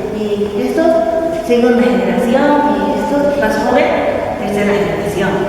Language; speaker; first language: Spanish; non-native, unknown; Japanese